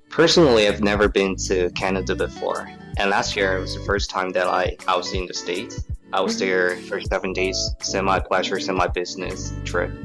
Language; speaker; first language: English; non-native, fluent; Chinese